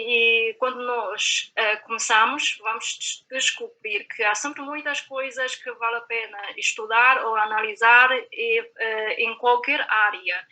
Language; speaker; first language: Portuguese; non-native, fluent; Chinese